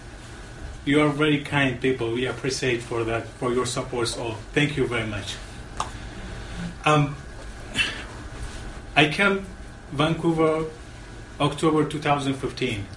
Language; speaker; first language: English; non-native, learner; Arabic